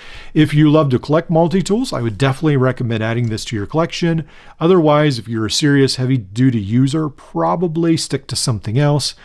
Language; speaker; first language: English; native; English